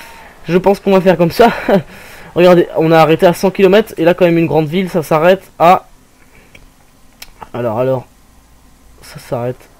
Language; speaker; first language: French; native; French